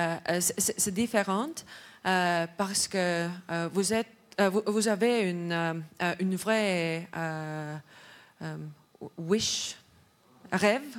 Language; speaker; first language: French; non-native, learner; Estonian